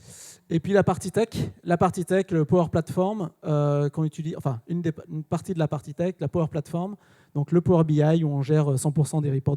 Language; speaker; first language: French; native; French